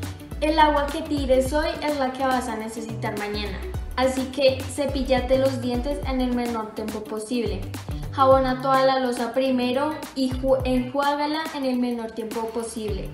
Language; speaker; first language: Spanish; native; Spanish